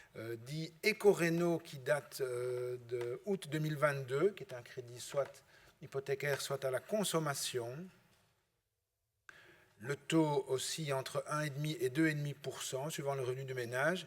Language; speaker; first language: French; native; French